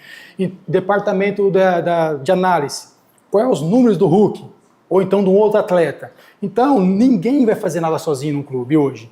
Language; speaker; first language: Portuguese; native; Portuguese